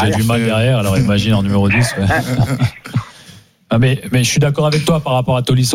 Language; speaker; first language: French; native; French